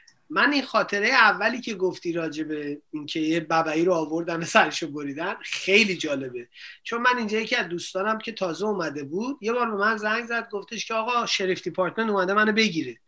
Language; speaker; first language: Persian; native; Persian